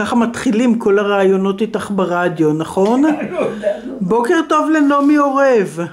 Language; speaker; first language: Hebrew; native; Hebrew